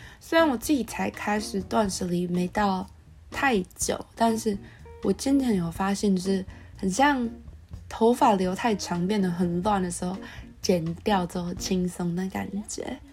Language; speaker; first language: Chinese; native; Chinese